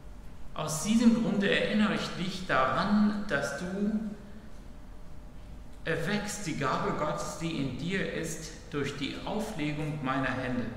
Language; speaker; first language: German; non-native, fluent; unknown